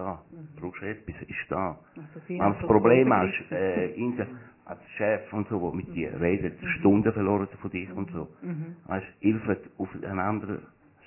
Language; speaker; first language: German; non-native, learner; Italian